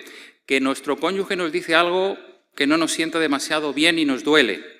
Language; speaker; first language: Spanish; native; Spanish